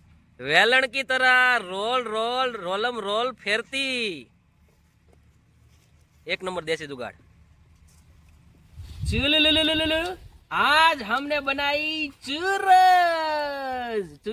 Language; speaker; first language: Hindi; non-native, local second language; Gujarati